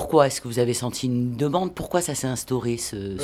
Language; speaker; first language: French; native; French